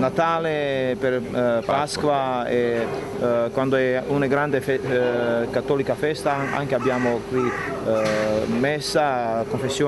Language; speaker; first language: Italian; non-native, learner; Bosnian